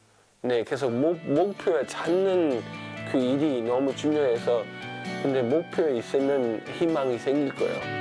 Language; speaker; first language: Korean; non-native, fluent; Danish